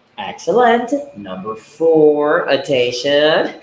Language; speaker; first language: English; non-native, fluent; Portuguese